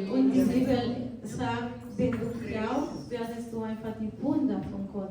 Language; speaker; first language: German; non-native, fluent; Portuguese